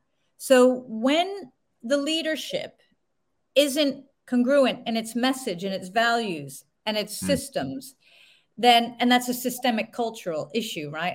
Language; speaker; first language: English; native; English